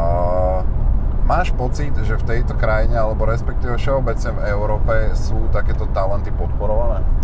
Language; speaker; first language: Slovak; native; Slovak